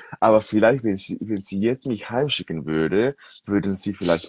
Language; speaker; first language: German; non-native, fluent; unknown